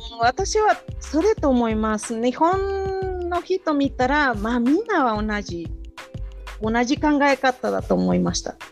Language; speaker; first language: Japanese; non-native, fluent; Spanish